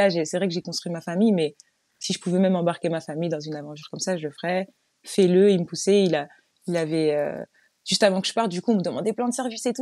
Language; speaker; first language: French; native; French